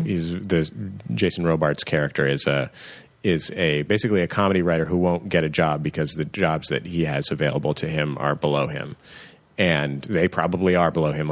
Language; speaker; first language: English; native; English